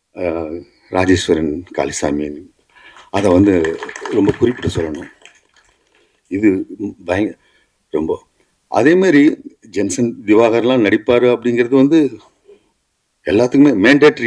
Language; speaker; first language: Tamil; native; Tamil